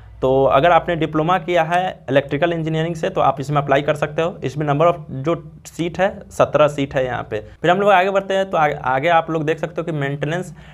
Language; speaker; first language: Hindi; native; Hindi